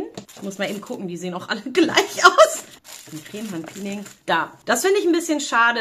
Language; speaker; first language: German; native; German